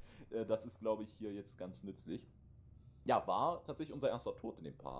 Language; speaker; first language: German; native; German